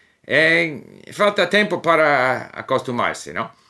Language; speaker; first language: Portuguese; non-native, learner; English